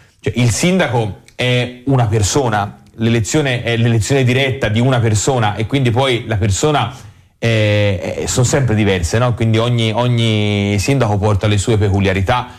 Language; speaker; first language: Italian; native; Italian